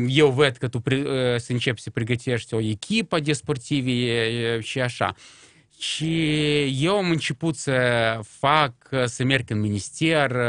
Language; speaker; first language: Romanian; non-native, local second language; Russian